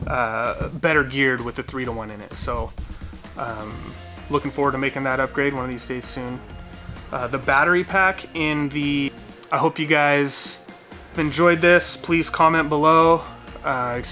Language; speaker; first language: English; native; English